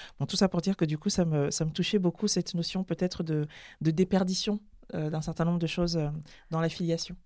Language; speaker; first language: French; native; French